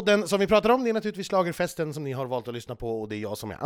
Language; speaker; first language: Swedish; native; Swedish